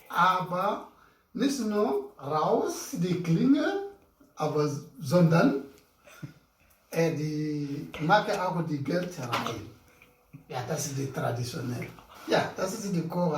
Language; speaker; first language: German; non-native, learner; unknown